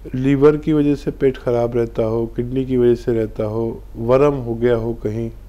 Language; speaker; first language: Hindi; native; Hindi